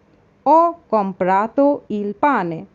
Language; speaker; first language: Italian; non-native, fluent; Bangla